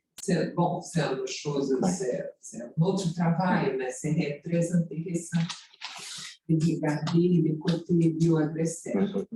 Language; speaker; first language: French; non-native, fluent; Portuguese